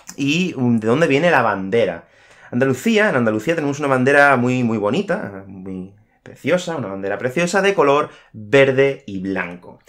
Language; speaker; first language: Spanish; native; Spanish